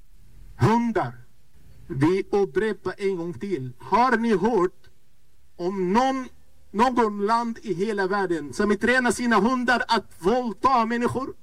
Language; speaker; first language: Swedish; non-native, fluent; Arabic